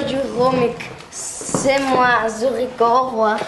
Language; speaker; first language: French; non-native, learner; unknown